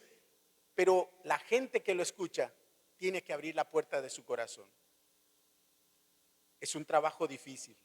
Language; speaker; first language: Spanish; native; Spanish